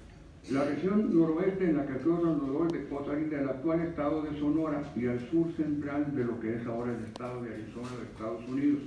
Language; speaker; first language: Spanish; native; Spanish